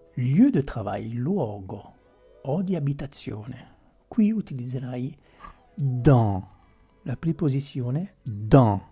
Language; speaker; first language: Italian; non-native, fluent; French